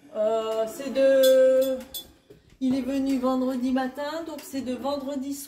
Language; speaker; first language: French; native; French